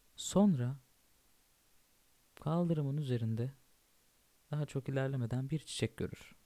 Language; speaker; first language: Turkish; native; Turkish